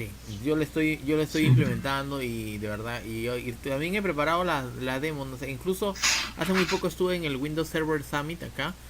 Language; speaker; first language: Spanish; native; Spanish